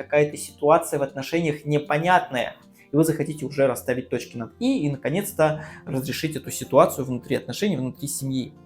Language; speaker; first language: Russian; native; Russian